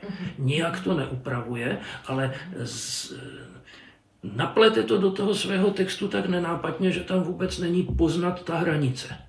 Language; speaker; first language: Czech; native; Czech